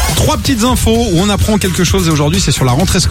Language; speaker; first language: French; native; French